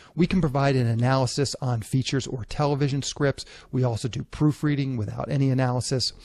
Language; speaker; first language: English; native; English